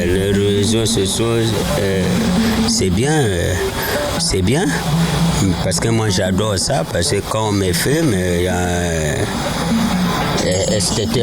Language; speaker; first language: French; non-native, local second language; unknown